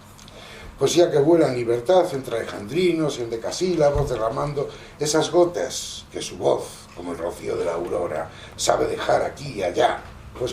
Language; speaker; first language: Spanish; native; Spanish